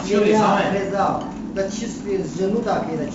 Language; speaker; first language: Russian; non-native, learner; Chinese